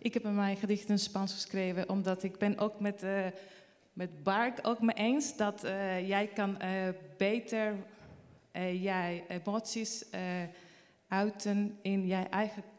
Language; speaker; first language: Dutch; non-native, learner; Spanish